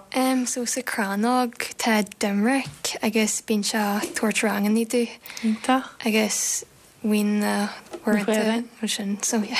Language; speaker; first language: Irish; non-native, local second language; English